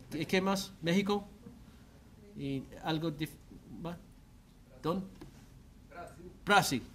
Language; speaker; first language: Spanish; non-native, learner; English